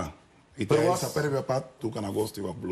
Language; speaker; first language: Bulgarian; non-native, learner; Spanish